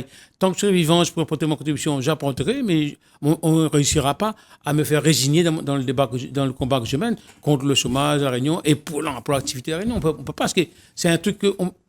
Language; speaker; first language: French; non-native, local second language; Réunion Creole French